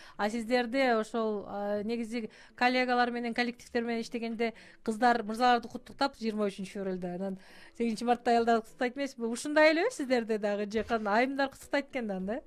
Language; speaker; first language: Kyrgyz; native; Kyrgyz